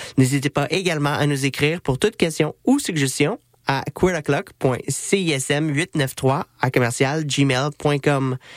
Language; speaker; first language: French; native; French